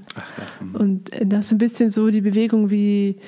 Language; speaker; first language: German; native; German